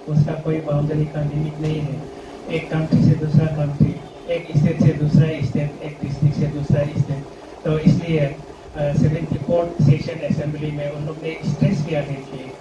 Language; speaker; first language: Hindi; non-native, local second language; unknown